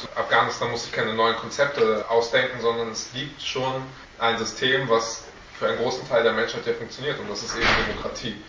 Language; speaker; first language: German; early bilingual, other home language; Spanish